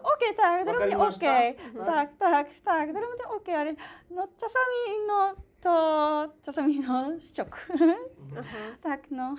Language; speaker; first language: Polish; non-native, learner; Japanese